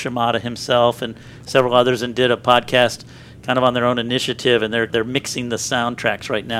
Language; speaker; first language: English; native; English